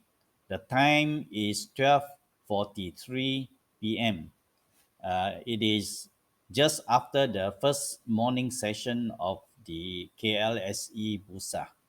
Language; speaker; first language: English; non-native, local second language; Malay